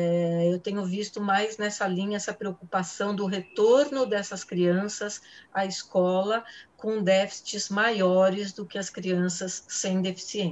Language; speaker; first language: Portuguese; native; Portuguese